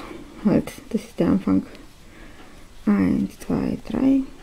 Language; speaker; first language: German; non-native, fluent; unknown